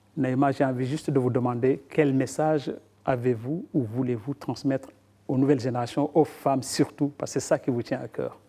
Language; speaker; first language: French; non-native, local second language; Wolof